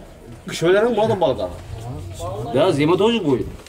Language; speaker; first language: Russian; non-native, learner; Uzbek